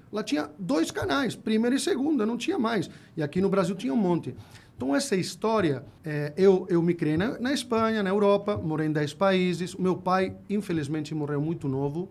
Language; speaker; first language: Portuguese; non-native, fluent; Spanish